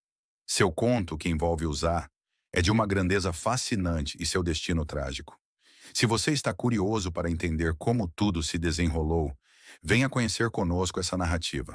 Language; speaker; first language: Portuguese; native; Portuguese